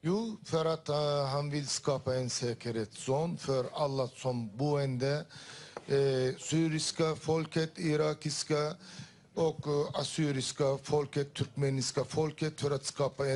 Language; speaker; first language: Swedish; non-native, fluent; Turkish